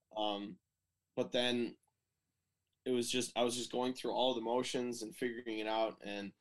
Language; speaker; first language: English; native; English